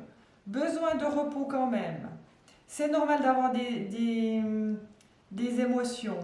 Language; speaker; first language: French; native; French